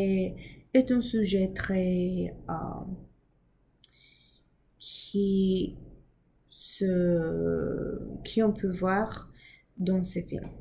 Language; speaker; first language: French; non-native, learner; English